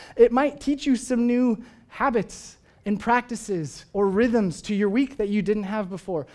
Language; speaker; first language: English; native; English